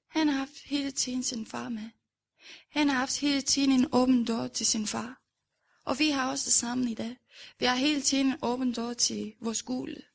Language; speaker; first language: Danish; non-native, fluent; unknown